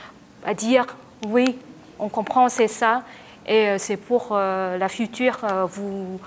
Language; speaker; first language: French; non-native, learner; Vietnamese